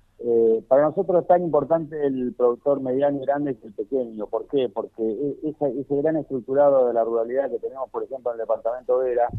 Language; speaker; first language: Spanish; native; Spanish